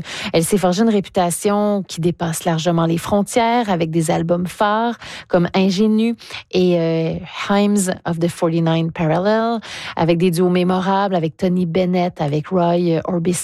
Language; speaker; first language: French; native; French